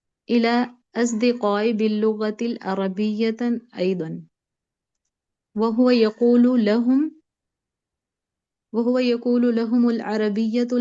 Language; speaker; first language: Arabic; non-native, learner; Urdu